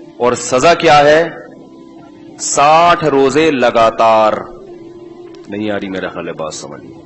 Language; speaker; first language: Urdu; native; Urdu